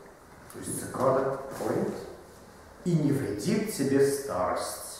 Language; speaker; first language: Russian; native; Russian